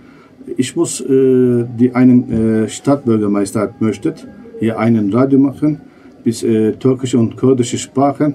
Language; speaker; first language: German; non-native, learner; Kurdish